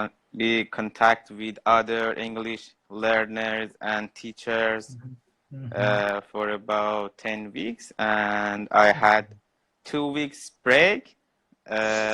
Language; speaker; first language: English; non-native, learner; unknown